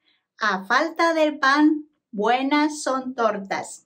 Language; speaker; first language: Spanish; non-native, learner; Japanese